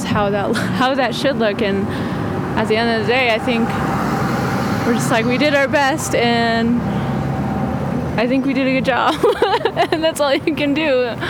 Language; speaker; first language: English; native; English